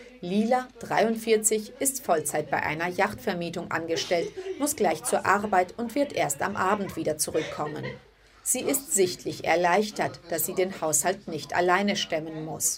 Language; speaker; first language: German; early bilingual, other home language; Greek